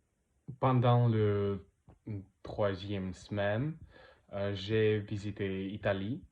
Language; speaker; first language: French; non-native, learner; Russian